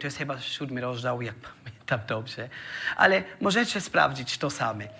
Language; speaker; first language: Polish; non-native, learner; German